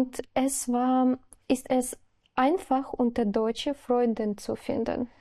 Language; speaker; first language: German; non-native, learner; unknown